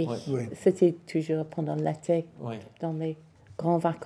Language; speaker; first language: French; non-native, learner; English